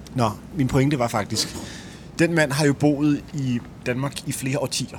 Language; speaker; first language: Danish; native; Danish